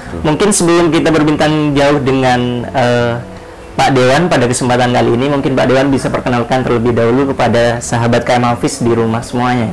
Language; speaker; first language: Indonesian; non-native, local second language; Madurese